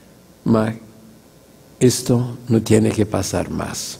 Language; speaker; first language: Spanish; non-native, fluent; Italian